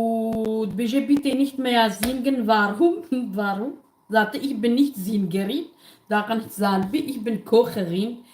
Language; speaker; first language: German; non-native, learner; Kurdish